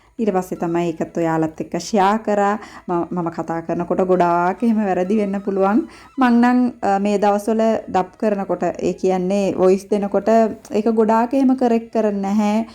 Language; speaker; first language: Sinhala; non-native, local second language; Tamil